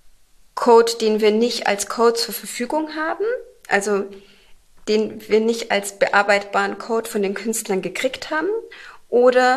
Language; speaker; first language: German; native; German